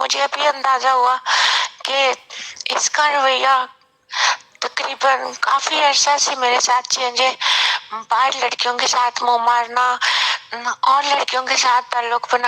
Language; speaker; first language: Hindi; non-native, local second language; Punjabi